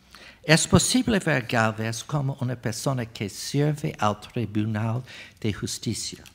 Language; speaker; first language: Spanish; non-native, fluent; English